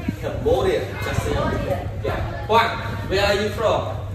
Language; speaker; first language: English; non-native, learner; Khmer